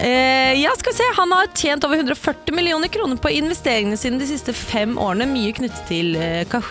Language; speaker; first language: Norwegian; native; Norwegian